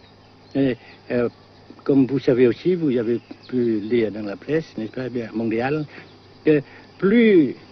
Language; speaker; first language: French; non-native, local second language; Vietnamese